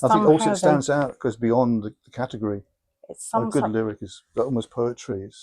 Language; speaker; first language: English; native; English